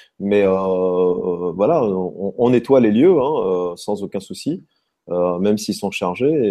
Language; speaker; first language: French; native; French